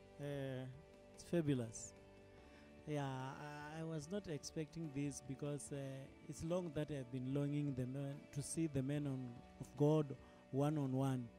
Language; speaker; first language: English; non-native, local second language; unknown